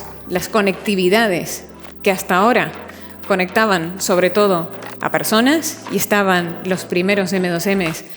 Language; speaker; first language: Spanish; native; Spanish